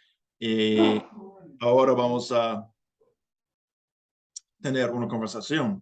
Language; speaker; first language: Spanish; non-native, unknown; English